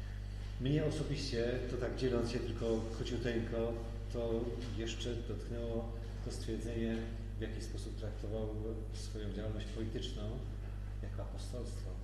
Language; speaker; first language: Polish; native; Polish